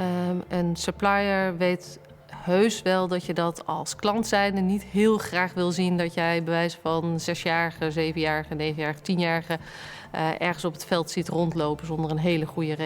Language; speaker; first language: Dutch; native; Dutch